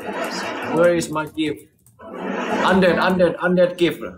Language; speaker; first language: English; non-native, learner; Chinese